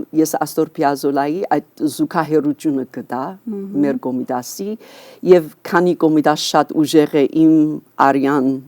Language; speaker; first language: Armenian; early bilingual, heritage; Armenian